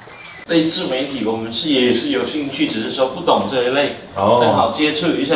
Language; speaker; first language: Chinese; native; Chinese